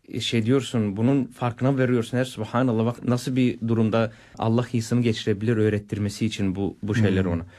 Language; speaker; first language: Turkish; non-native, fluent; Bulgarian